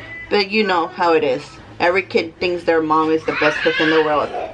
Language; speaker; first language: English; early bilingual, other home language; Spanish